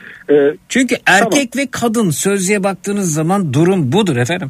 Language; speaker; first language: Turkish; native; Turkish